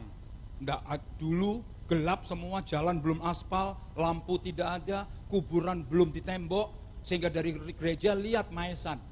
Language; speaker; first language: Indonesian; non-native, local second language; Javanese